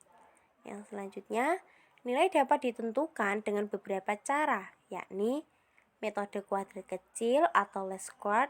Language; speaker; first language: Indonesian; native; Indonesian